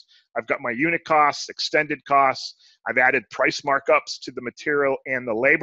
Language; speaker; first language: English; native; English